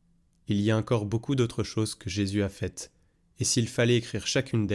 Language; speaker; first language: French; native; French